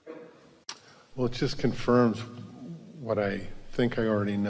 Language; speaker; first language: English; native; English